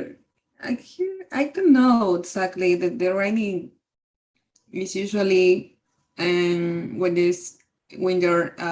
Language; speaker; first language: English; non-native, learner; Spanish